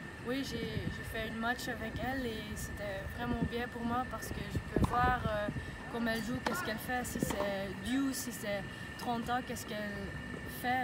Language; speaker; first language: French; non-native, learner; Dutch